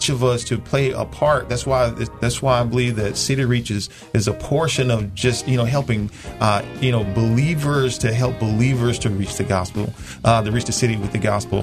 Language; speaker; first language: English; native; English